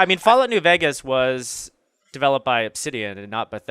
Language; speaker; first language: English; native; English